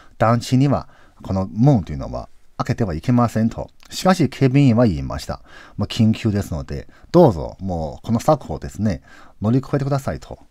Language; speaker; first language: Japanese; non-native, fluent; Chinese